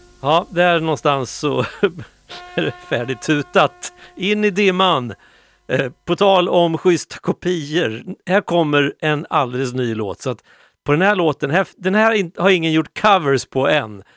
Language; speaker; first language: Swedish; native; Swedish